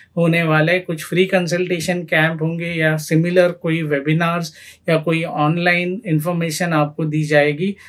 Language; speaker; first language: Hindi; non-native, local second language; Marathi